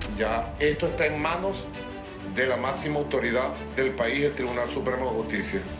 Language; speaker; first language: Spanish; native; Spanish